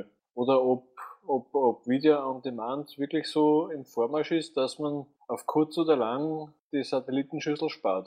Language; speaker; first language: German; native; German